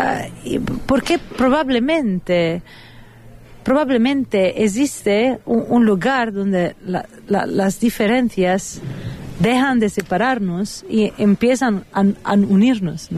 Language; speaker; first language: Spanish; non-native, fluent; Italian